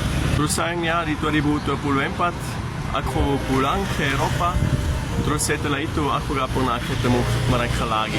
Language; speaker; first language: Indonesian; non-native, fluent; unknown